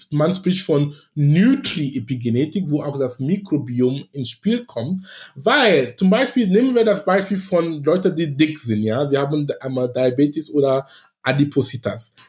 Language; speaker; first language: German; non-native, fluent; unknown